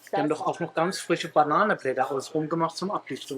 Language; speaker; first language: German; native; German